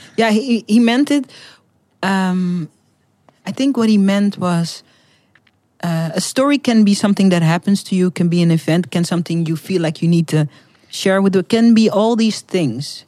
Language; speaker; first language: English; non-native, fluent; Dutch